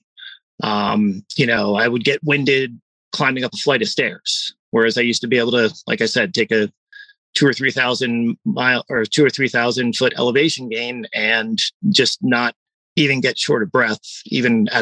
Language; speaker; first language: English; native; English